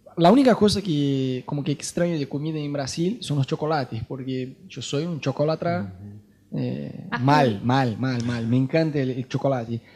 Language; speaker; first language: Spanish; non-native, fluent; Portuguese